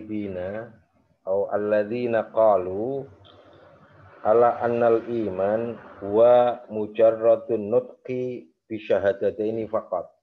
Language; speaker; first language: Arabic; non-native, fluent; Indonesian